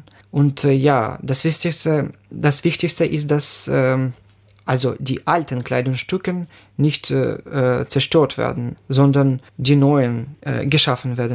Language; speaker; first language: German; non-native, fluent; Ukrainian